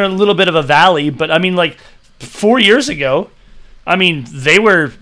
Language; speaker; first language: English; native; English